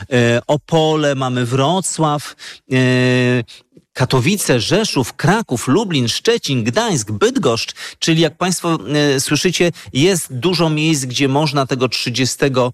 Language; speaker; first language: Polish; native; Polish